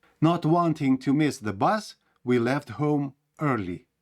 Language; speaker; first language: English; non-native, fluent; Ukrainian